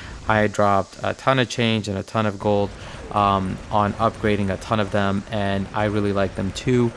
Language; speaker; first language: English; native; English